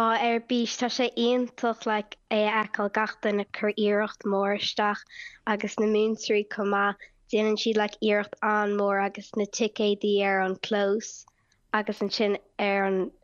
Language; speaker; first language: Irish; non-native, local second language; English